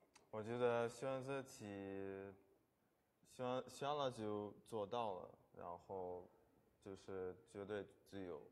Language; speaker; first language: Chinese; non-native, fluent; Russian